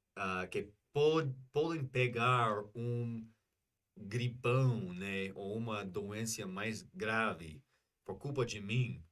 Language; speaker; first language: Portuguese; non-native, fluent; English